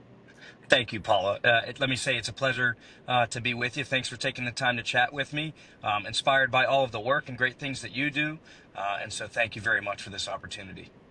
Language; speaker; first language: English; native; English